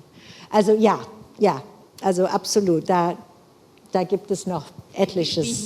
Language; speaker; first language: German; non-native, fluent; English